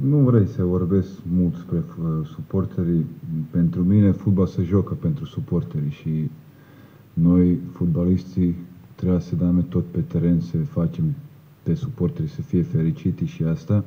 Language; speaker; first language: Romanian; non-native, learner; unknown